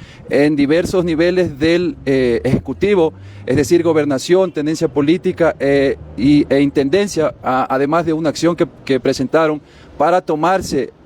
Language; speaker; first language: Spanish; native; Spanish